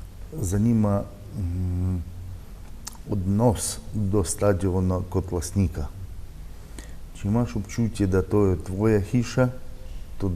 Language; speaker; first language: Slovenian; non-native, learner; Russian